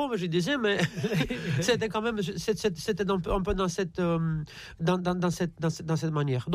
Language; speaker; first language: French; non-native, fluent; Romanian